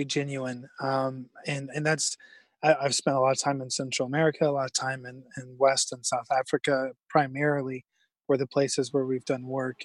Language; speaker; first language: English; native; English